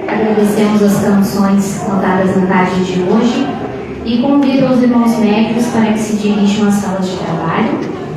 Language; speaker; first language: Portuguese; native; Portuguese